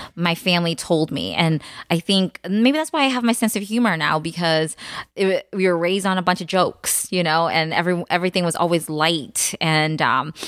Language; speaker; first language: English; early bilingual, other home language; Khmer